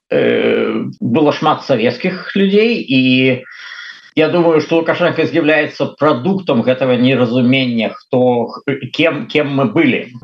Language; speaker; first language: Belarusian; non-native, local second language; Russian